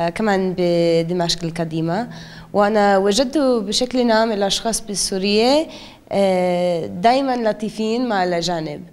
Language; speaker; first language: Arabic; non-native, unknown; English